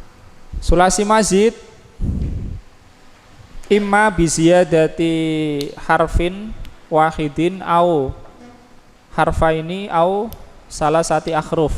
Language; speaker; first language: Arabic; non-native, fluent; Indonesian